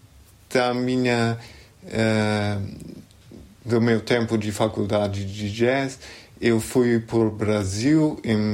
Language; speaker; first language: Portuguese; non-native, fluent; German